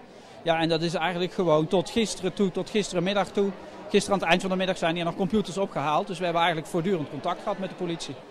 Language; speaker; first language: Dutch; native; Dutch